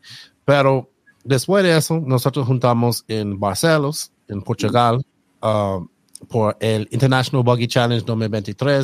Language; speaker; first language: Spanish; non-native, learner; English